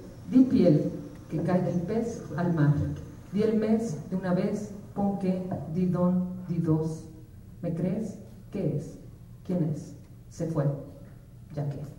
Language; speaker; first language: Spanish; native; Spanish